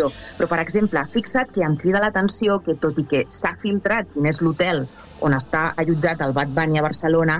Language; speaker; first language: Catalan; native; Catalan